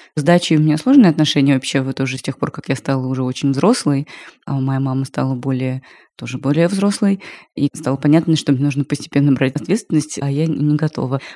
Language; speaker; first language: Russian; native; Russian